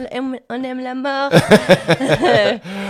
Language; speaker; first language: French; non-native, learner; Spanish